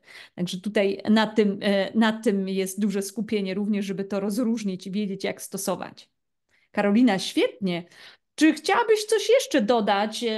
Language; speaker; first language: Polish; native; Polish